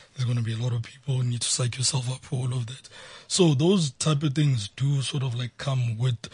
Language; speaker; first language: English; non-native, local second language; Zulu